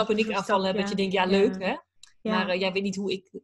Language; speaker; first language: Dutch; native; Dutch